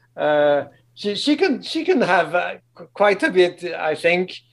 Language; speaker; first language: English; non-native, fluent; French